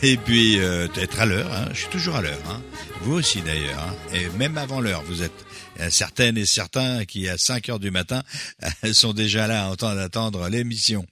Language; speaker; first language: French; native; French